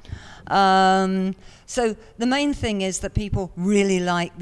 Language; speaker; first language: English; native; English